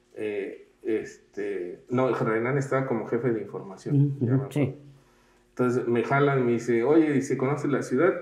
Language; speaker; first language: Spanish; native; Spanish